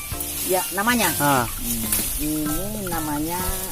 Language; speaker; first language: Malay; non-native, local second language; Sundanese